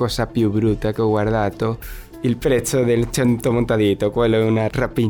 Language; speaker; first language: Italian; non-native, learner; Spanish